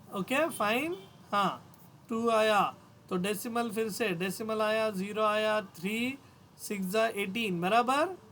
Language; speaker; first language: Hindi; non-native, local second language; Marathi